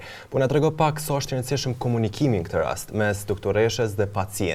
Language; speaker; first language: Albanian; native; Albanian